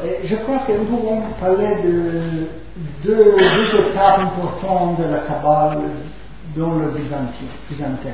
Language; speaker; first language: French; non-native, fluent; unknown